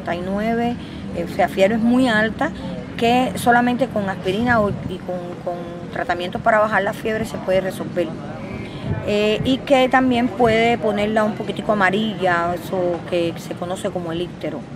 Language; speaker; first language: Spanish; native; Spanish